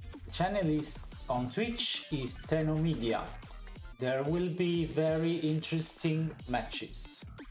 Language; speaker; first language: English; non-native, fluent; Italian